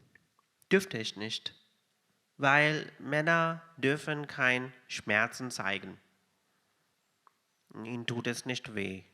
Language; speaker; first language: German; non-native, fluent; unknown